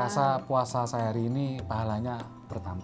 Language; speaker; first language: Indonesian; native; Indonesian